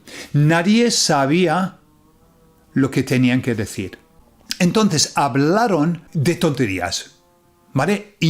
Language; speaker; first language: Spanish; non-native, fluent; English